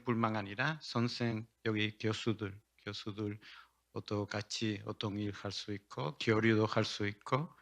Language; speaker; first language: Korean; non-native, learner; Spanish